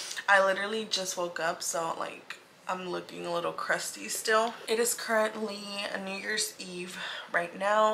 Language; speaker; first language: English; early bilingual, other home language; Spanish